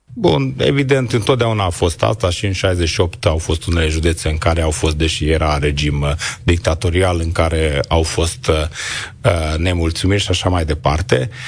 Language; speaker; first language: Romanian; non-native, local second language; Hungarian